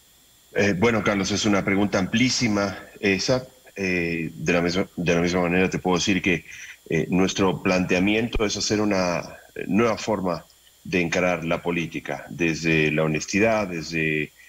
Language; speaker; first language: Spanish; native; Spanish